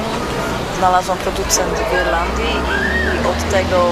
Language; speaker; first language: Polish; non-native, fluent; English